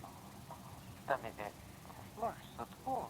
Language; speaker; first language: French; native; French